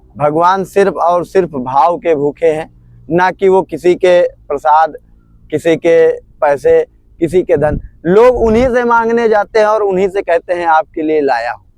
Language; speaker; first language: Hindi; native; Hindi